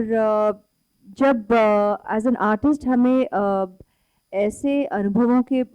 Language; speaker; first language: Hindi; non-native, local second language; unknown